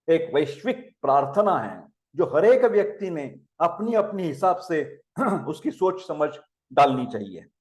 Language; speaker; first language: Hindi; non-native, local second language; Marathi